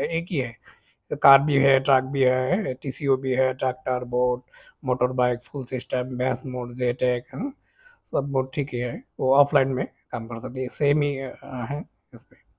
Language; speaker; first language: Hindi; non-native, fluent; Bangla